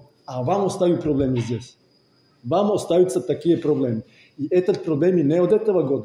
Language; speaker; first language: Russian; non-native, fluent; Serbian